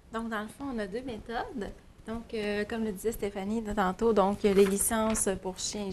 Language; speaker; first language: French; native; French